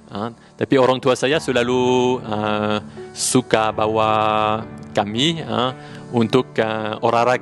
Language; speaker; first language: Indonesian; non-native, learner; French